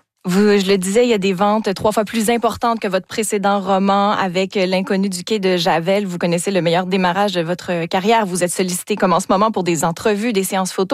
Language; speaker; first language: French; native; French